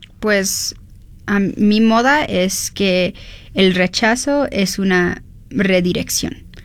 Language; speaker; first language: Spanish; early bilingual, heritage; Spanish